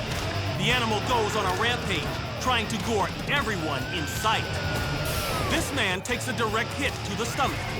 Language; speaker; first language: English; native; English